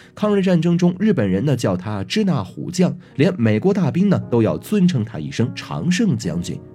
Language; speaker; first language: Chinese; native; Chinese